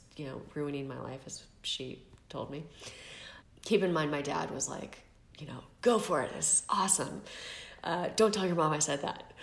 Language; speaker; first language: English; native; English